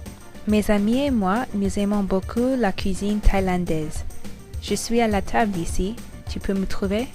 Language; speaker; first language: French; non-native, learner; English